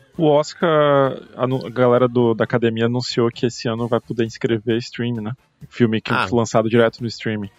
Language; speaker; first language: Portuguese; native; Portuguese